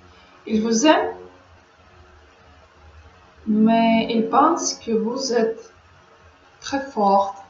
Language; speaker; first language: French; non-native, learner; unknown